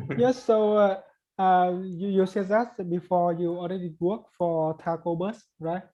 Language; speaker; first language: English; non-native, learner; Vietnamese